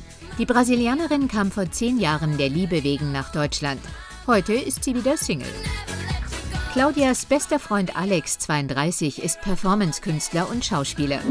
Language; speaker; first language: German; native; German